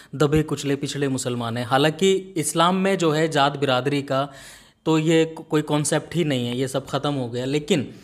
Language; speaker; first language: Hindi; native; Hindi